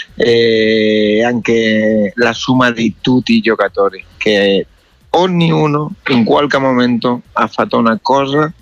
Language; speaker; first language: Italian; non-native, learner; Spanish